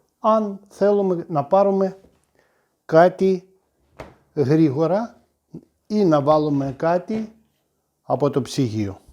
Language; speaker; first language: Greek; non-native, fluent; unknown